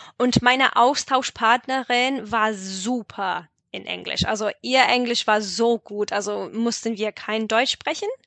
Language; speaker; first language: German; non-native, fluent; English